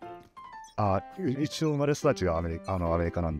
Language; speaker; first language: Japanese; early bilingual, heritage; Japanese